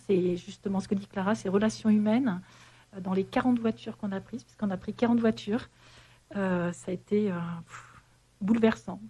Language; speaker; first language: French; native; French